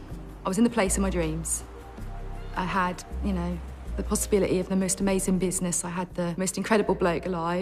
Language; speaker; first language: English; native; English